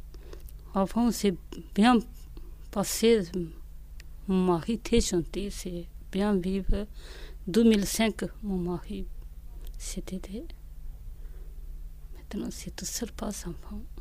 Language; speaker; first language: French; non-native, learner; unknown